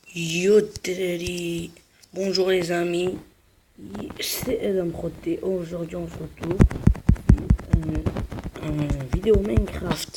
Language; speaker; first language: French; non-native, local second language; Arabic